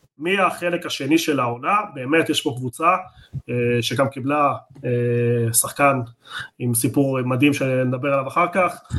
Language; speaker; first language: Hebrew; native; Hebrew